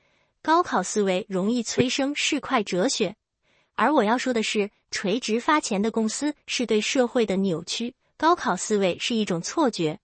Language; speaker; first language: Chinese; native; Chinese